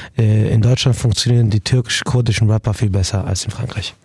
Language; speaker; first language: German; early bilingual, other home language; Arabic